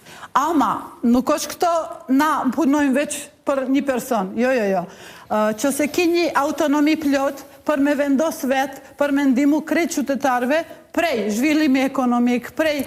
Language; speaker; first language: Albanian; non-native, local second language; Bosnian